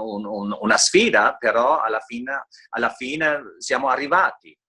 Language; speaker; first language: Italian; non-native, fluent; German